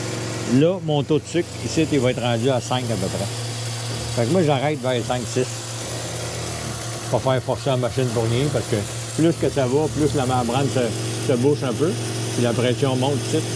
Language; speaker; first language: French; native; French